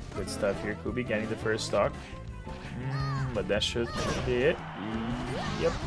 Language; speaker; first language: English; non-native, fluent; Portuguese